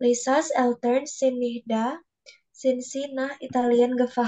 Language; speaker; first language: German; non-native, learner; Indonesian